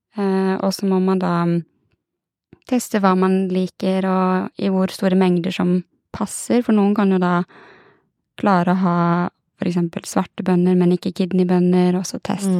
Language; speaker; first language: Norwegian; native; Norwegian